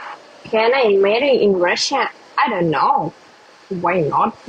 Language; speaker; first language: English; non-native, learner; Russian